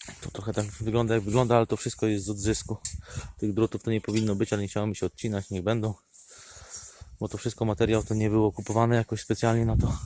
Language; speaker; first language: Polish; native; Polish